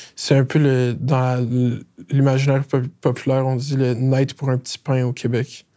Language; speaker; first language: French; native; French